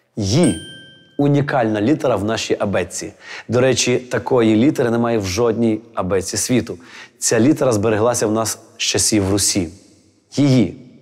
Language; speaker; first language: Ukrainian; native; Ukrainian